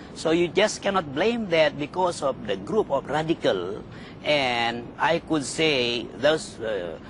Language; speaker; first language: English; non-native, fluent; Indonesian